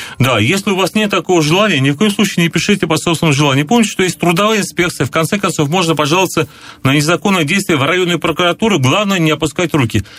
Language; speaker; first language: Russian; native; Russian